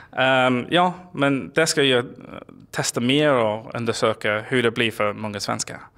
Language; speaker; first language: Swedish; non-native, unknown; English